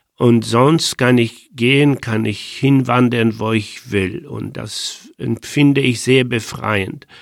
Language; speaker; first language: German; non-native, fluent; Polish